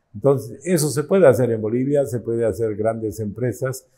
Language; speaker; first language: Spanish; native; Spanish